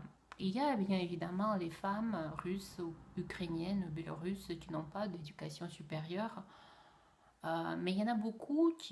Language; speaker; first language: French; non-native, fluent; Russian